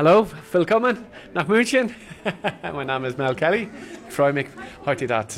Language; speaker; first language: German; non-native, learner; English